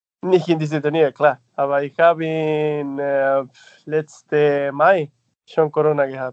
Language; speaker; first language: German; non-native, fluent; Spanish